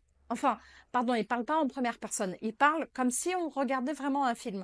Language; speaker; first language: French; non-native, fluent; Portuguese